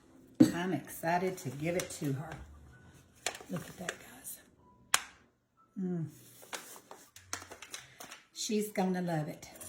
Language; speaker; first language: English; native; English